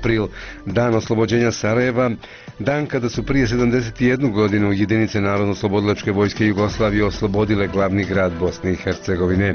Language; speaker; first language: Croatian; native; Croatian